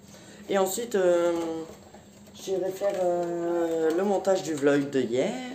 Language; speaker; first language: French; native; French